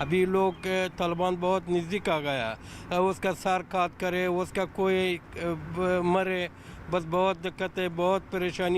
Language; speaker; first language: Hindi; non-native, learner; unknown